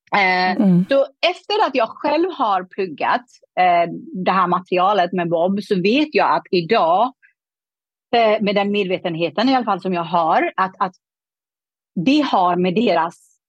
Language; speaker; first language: Swedish; non-native, fluent; Persian